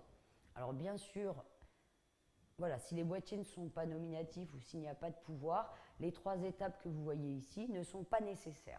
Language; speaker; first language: French; native; French